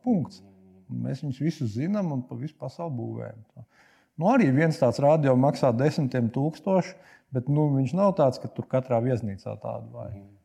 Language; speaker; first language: Latvian; native; Latvian